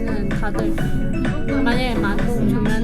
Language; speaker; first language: Korean; non-native, fluent; Vietnamese